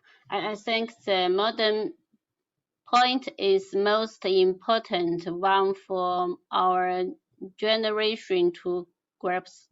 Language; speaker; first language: English; non-native, learner; Chinese